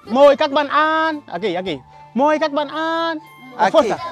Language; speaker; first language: Vietnamese; non-native, learner; Portuguese